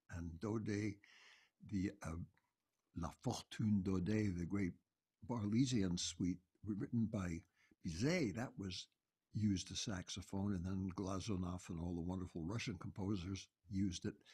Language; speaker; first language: English; native; English